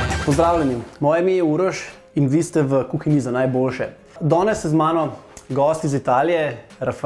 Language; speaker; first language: Slovenian; native; Slovenian